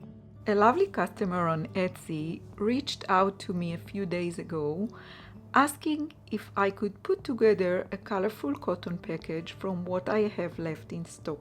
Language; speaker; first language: English; non-native, fluent; Hebrew